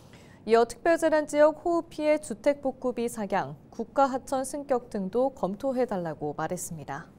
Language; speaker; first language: Korean; native; Korean